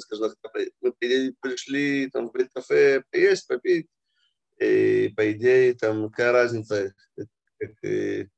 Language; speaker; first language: Russian; early bilingual, heritage; Russian